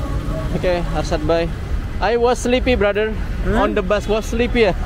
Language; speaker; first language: English; non-native, learner; Indonesian